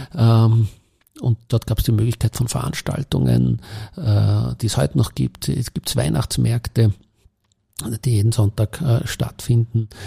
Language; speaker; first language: German; native; German